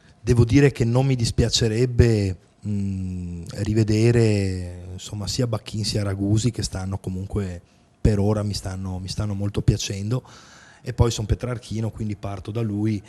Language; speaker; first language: Italian; native; Italian